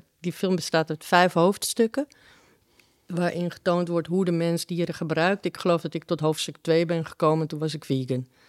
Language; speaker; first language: Dutch; early bilingual, other home language; Spanish